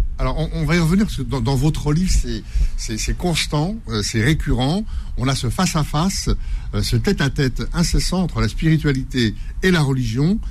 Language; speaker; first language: French; early bilingual, other home language; Kabyle